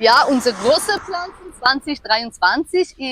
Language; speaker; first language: German; non-native, learner; Italian